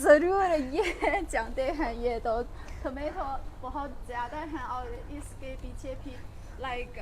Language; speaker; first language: Urdu; non-native, fluent; Chinese